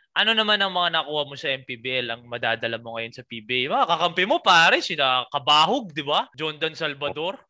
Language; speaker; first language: Filipino; native; Filipino